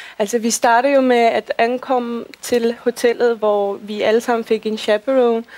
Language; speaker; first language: Danish; early bilingual, other home language; Russian